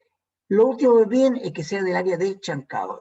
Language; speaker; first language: Spanish; native; Spanish